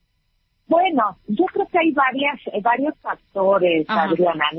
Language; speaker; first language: Spanish; native; Spanish